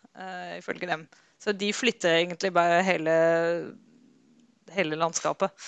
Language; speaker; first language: Norwegian; non-native, fluent; Dutch